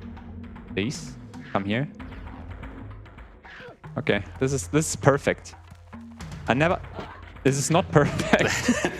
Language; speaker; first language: English; non-native, fluent; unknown